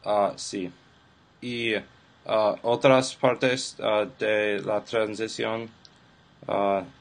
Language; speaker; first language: Spanish; non-native, learner; English